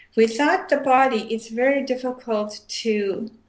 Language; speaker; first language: English; non-native, fluent; Armenian